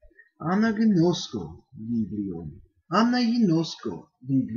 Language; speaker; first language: Greek; non-native, fluent; English